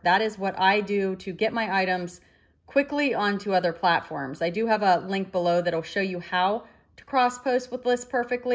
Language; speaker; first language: English; native; English